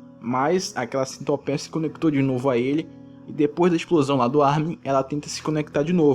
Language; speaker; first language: Portuguese; native; Portuguese